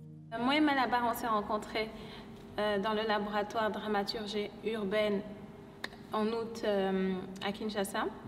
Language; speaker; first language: French; non-native, local second language; Lingala